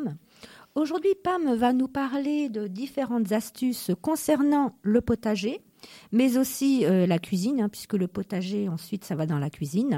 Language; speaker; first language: French; native; French